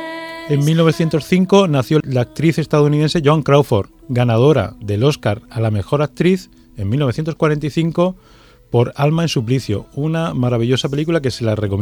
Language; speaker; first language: Spanish; native; Spanish